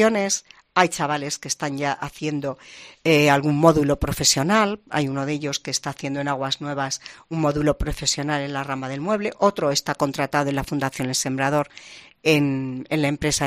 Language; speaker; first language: Spanish; native; Spanish